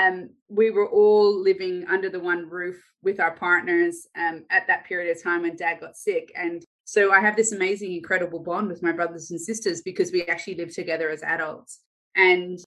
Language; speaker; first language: English; native; English